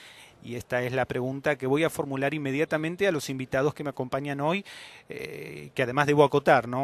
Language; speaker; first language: Spanish; native; Spanish